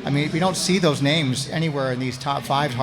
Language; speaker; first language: English; native; English